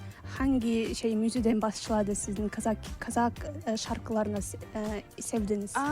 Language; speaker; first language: Turkish; non-native, learner; Kazakh